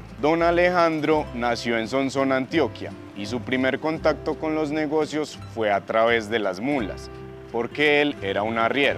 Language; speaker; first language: Spanish; native; Spanish